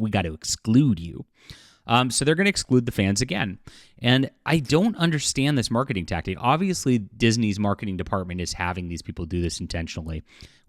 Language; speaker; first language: English; native; English